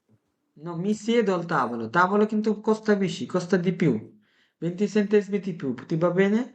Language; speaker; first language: Italian; non-native, fluent; Bangla